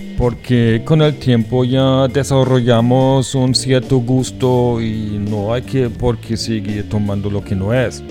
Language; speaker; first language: Spanish; non-native, fluent; German